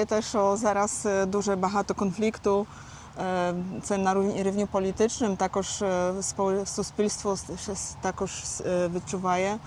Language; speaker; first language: Ukrainian; non-native, fluent; Polish